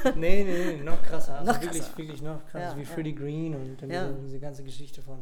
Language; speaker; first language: German; non-native, fluent; Spanish